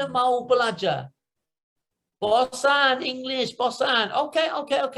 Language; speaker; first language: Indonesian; non-native, learner; English